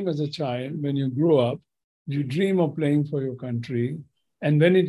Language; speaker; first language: English; non-native, local second language; Gujarati